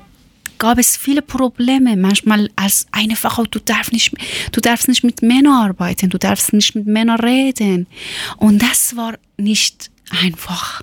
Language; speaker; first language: German; non-native, learner; Persian